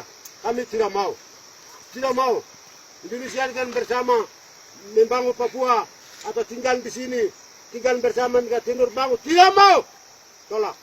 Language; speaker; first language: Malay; non-native, local second language; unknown